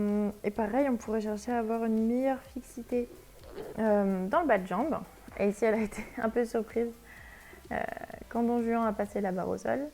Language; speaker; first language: French; native; French